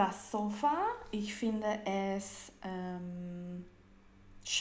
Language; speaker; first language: German; non-native, learner; Spanish